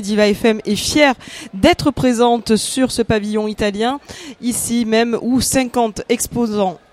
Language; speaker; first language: French; native; French